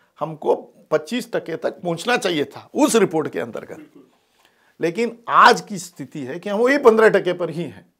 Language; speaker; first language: Hindi; non-native, local second language; Tamil